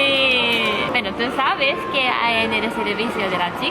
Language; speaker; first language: Spanish; non-native, fluent; Japanese